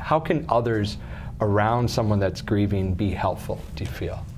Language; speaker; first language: English; native; English